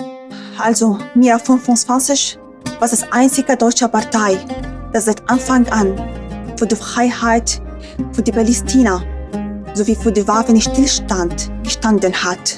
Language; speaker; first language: German; non-native, learner; Arabic